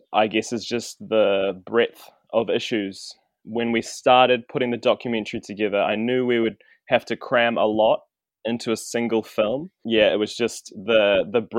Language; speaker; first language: English; native; English